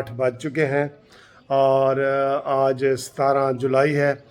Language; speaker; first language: Urdu; native; Urdu